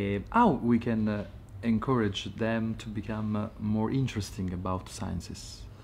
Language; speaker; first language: English; non-native, learner; Italian